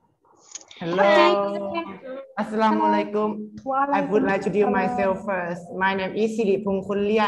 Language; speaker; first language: English; non-native, learner; Thai